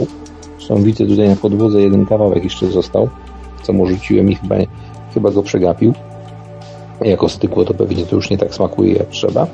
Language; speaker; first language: Polish; native; Polish